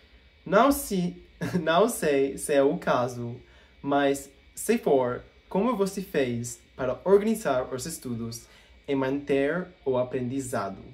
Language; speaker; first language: Portuguese; non-native, fluent; English